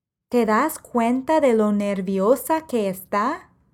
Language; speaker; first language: Spanish; non-native, fluent; English